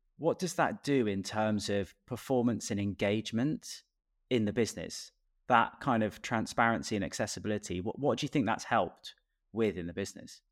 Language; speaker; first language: English; native; English